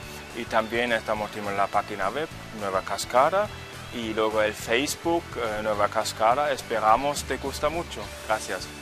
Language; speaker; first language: Spanish; non-native, fluent; German